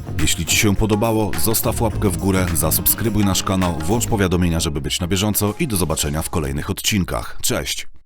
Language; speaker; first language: Polish; native; Polish